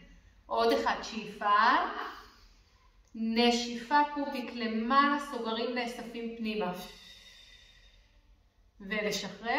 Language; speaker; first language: Hebrew; native; Hebrew